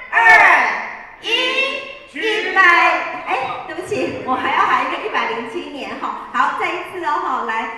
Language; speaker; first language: Chinese; native; Chinese